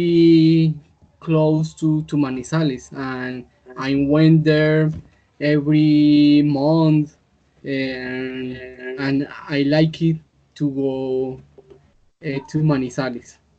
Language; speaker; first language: English; non-native, learner; Spanish